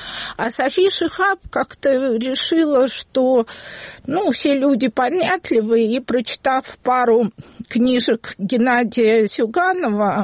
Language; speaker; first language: Russian; native; Russian